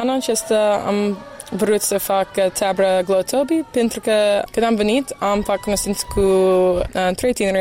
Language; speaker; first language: Romanian; non-native, learner; English